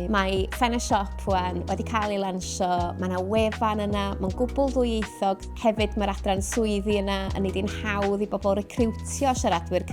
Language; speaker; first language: Welsh; native; Welsh